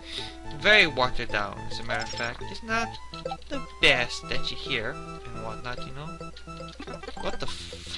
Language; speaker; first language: English; native; English